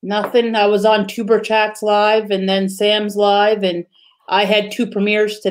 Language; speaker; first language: English; native; English